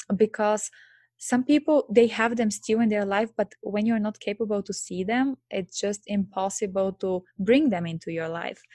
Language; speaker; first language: English; non-native, fluent; Bulgarian